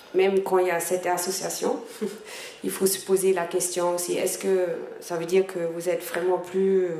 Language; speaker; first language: French; non-native, fluent; German